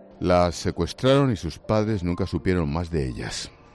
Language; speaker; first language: Spanish; native; Spanish